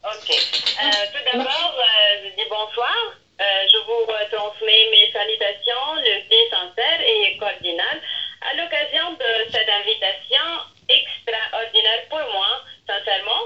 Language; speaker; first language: French; non-native, local second language; Arabic